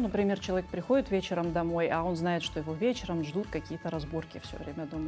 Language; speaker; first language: Russian; native; Russian